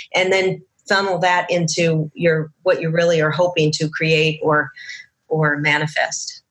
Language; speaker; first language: English; native; English